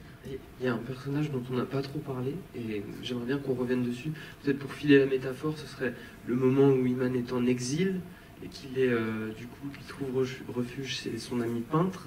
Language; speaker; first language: French; native; French